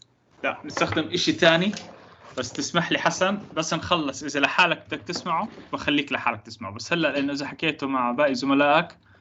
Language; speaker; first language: Arabic; native; Arabic